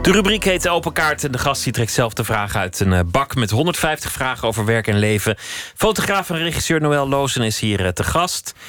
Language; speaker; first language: Dutch; native; Dutch